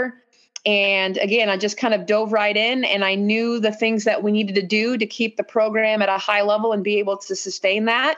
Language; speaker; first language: English; native; English